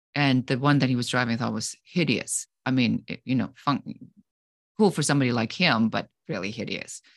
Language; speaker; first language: English; non-native, fluent; German